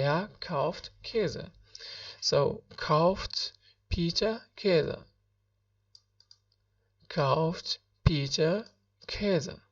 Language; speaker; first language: German; non-native, learner; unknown